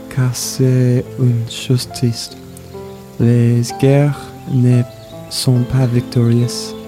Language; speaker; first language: French; non-native, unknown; English